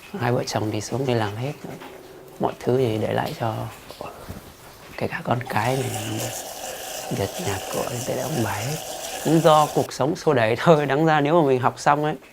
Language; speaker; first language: Vietnamese; non-native, local second language; Hmong